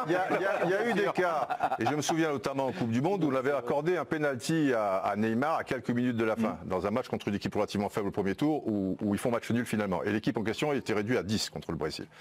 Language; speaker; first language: French; native; French